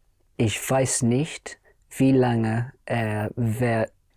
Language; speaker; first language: German; non-native, learner; English